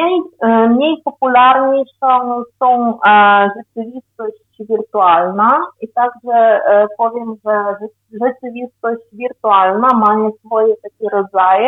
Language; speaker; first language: Polish; non-native, fluent; Ukrainian